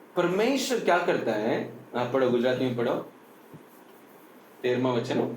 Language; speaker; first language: Hindi; non-native, local second language; Tamil